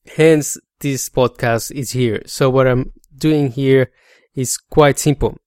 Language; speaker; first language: English; non-native, fluent; Spanish